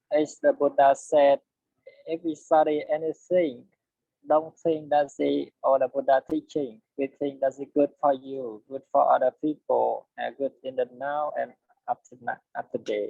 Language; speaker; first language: English; non-native, learner; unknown